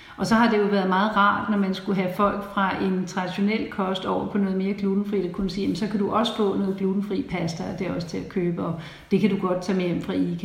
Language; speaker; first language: Danish; native; Danish